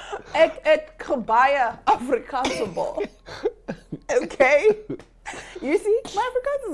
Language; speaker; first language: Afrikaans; non-native, learner; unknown